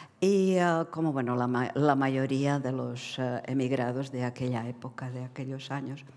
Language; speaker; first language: Spanish; non-native, fluent; Czech